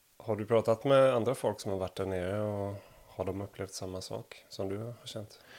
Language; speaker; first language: Swedish; native; Swedish